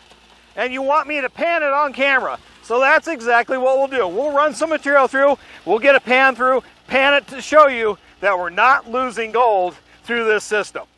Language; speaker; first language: English; native; English